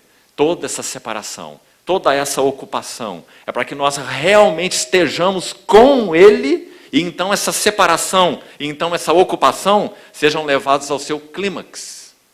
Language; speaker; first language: Portuguese; native; Portuguese